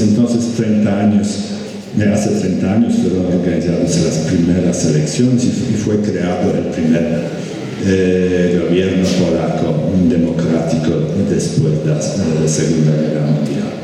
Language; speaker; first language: Spanish; non-native, fluent; Polish